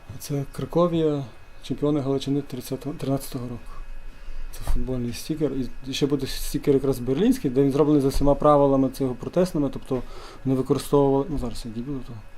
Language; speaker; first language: Ukrainian; native; Ukrainian